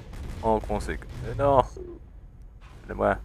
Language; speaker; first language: French; native; French